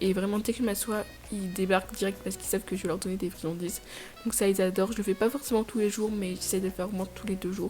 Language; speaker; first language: French; native; French